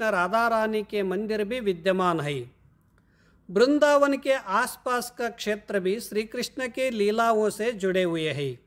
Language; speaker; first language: Hindi; non-native, local second language; Kannada